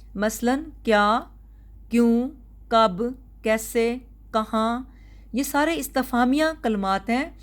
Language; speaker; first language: Urdu; non-native, local second language; Punjabi